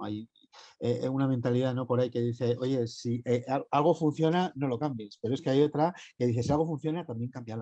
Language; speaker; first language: Spanish; native; Spanish